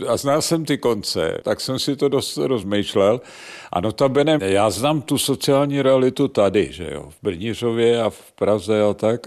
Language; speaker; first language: Czech; native; Czech